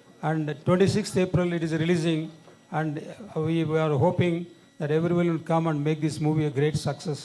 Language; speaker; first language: English; non-native, local second language; Telugu